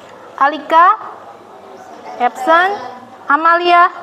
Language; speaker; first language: English; non-native, fluent; Indonesian